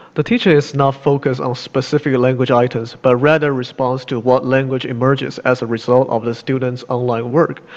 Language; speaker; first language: English; non-native, fluent; Chinese